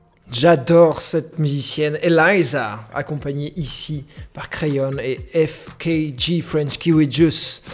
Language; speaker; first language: French; native; French